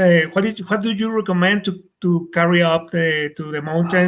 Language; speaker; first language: English; non-native, fluent; Spanish